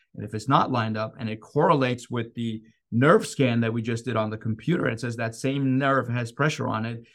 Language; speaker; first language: English; non-native, fluent; Persian